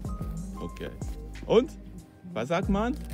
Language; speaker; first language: German; non-native, fluent; Lingala